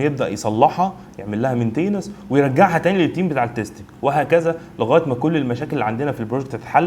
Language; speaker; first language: Arabic; native; Arabic